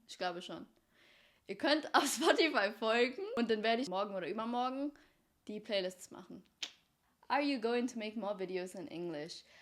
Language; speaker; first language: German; early bilingual, other home language; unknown